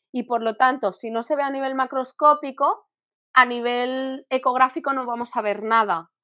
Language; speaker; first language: Spanish; native; Spanish